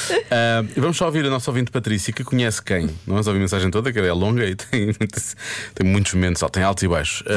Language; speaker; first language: Portuguese; native; Portuguese